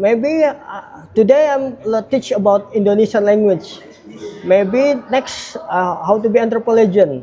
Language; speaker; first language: English; non-native, learner; Indonesian